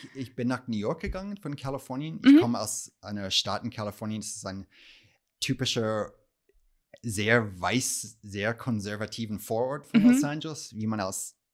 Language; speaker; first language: German; non-native, fluent; English